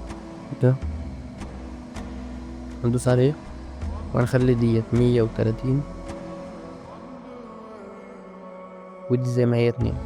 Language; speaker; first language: Arabic; native; Arabic